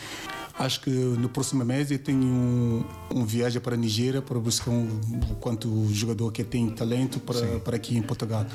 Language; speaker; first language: Portuguese; non-native, learner; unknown